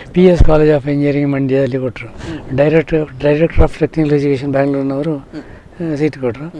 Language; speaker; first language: Kannada; native; Kannada